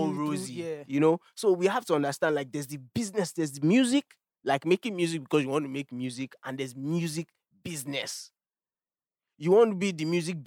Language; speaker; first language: English; non-native, local second language; Yoruba